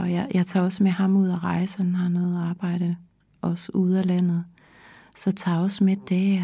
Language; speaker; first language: Danish; native; Danish